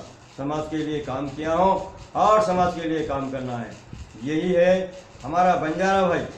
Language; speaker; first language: Hindi; non-native, local second language; Lambadi